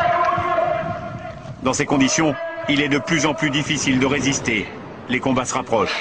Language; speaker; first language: French; native; French